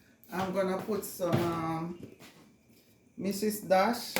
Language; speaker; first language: English; non-native, local second language; Jamaican Creole English